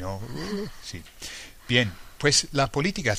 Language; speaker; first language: Spanish; non-native, fluent; English